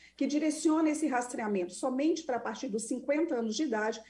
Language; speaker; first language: Portuguese; native; Portuguese